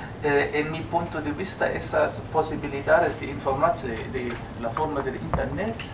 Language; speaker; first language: Spanish; non-native, fluent; German